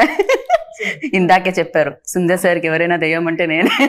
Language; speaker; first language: Telugu; native; Telugu